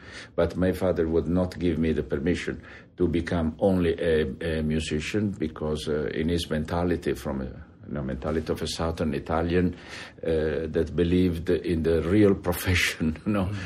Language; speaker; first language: English; non-native, fluent; Italian